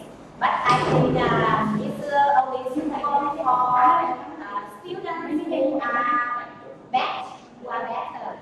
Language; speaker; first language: English; non-native, learner; Vietnamese